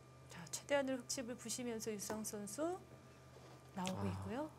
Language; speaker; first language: Korean; native; Korean